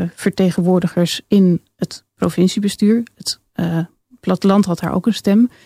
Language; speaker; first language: Dutch; native; Dutch